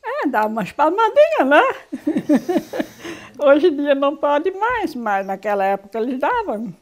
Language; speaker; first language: Portuguese; non-native, local second language; German